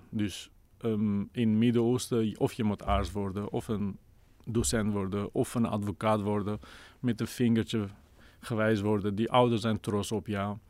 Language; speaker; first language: Dutch; non-native, fluent; Kurdish